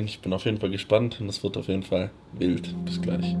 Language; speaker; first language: German; native; German